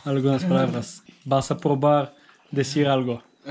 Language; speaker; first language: Spanish; non-native, learner; Bulgarian